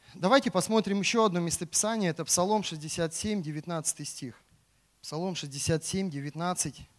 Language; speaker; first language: Russian; native; Russian